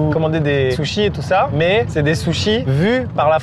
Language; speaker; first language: French; native; French